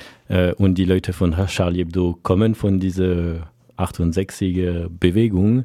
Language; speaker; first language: German; non-native, fluent; French